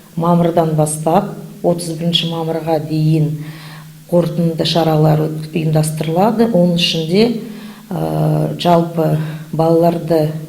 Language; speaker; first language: Kazakh; native; Kazakh